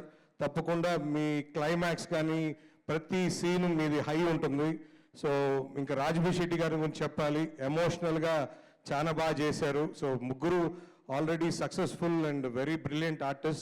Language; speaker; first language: Telugu; native; Telugu